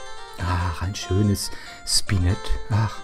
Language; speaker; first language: German; native; German